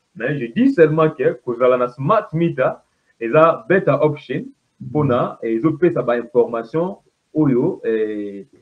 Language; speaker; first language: French; non-native, local second language; Lingala